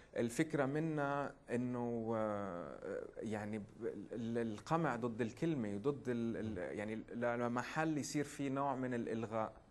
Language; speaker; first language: Arabic; native; Arabic